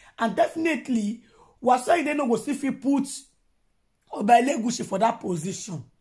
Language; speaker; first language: Nigerian Pidgin; non-native, local second language; Yoruba